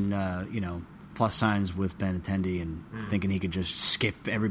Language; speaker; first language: English; native; English